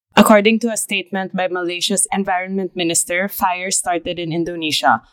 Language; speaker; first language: English; non-native, local second language; Filipino